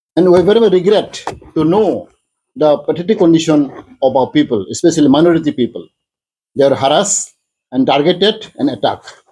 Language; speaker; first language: English; non-native, local second language; Bangla